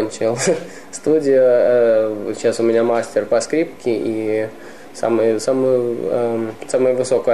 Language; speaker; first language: Russian; early bilingual, heritage; Russian